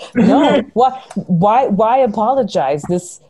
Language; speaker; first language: English; early bilingual, other home language; Spanish